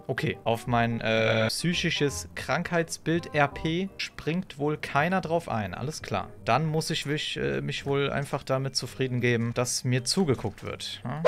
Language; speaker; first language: German; native; German